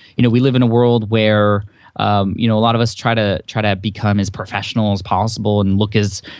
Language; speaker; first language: English; early bilingual, other home language; Filipino